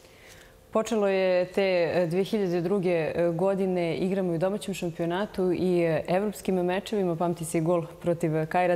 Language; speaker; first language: Serbian; native; Serbian